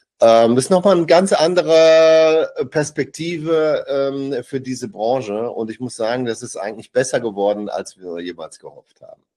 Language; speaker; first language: German; native; German